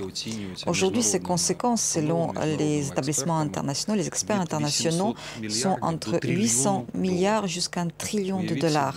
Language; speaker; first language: French; non-native, fluent; Ukrainian